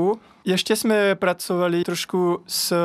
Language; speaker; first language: Czech; non-native, fluent; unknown